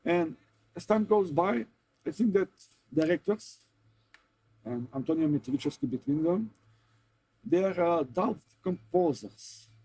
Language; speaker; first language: English; non-native, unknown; Macedonian